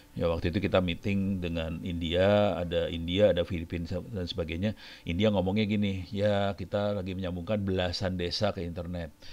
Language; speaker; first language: Indonesian; native; Indonesian